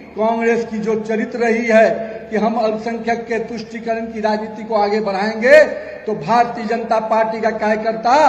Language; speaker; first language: Hindi; native; Hindi